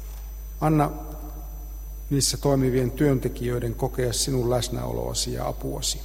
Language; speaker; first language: Finnish; native; Finnish